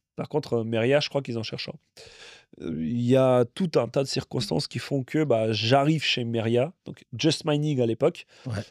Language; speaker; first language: French; non-native, fluent; Russian